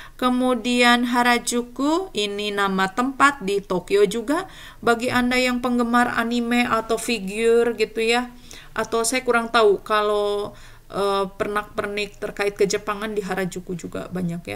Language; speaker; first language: Indonesian; native; Indonesian